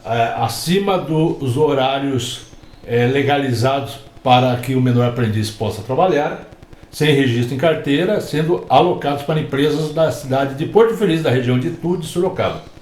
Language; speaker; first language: Portuguese; native; Portuguese